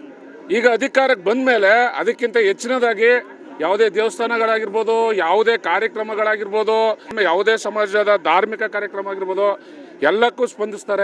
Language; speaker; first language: Kannada; native; Kannada